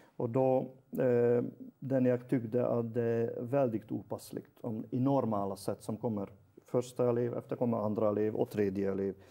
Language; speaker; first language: Swedish; non-native, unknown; Hungarian